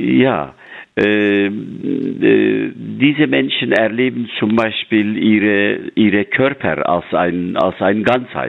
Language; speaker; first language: German; non-native, fluent; Turkish